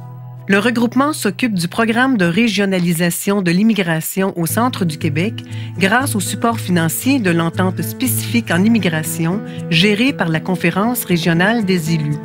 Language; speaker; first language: French; native; French